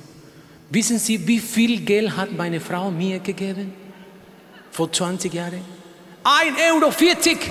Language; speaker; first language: German; non-native, learner; Spanish